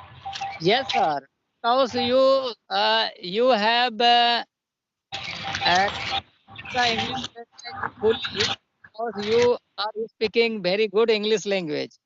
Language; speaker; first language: English; non-native, learner; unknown